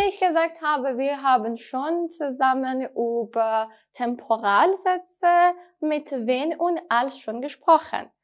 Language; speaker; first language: German; non-native, fluent; Persian